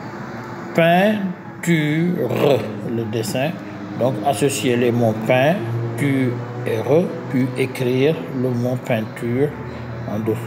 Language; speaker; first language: French; native; French